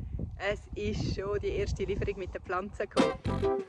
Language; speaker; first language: German; native; German